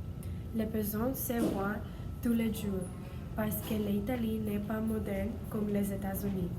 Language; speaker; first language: French; non-native, learner; English